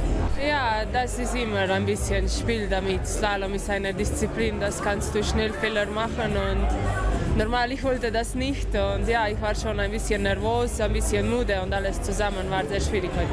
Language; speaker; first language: German; non-native, fluent; Slovenian